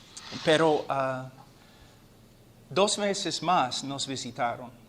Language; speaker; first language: Spanish; non-native, fluent; English